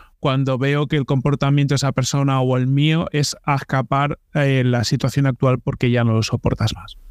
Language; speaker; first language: Spanish; native; Spanish